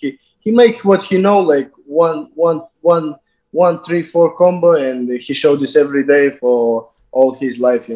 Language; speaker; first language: English; non-native, learner; Azerbaijani